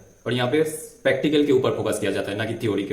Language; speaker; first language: Hindi; native; Hindi